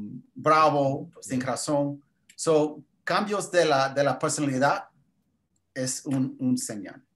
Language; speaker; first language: Spanish; early bilingual, heritage; English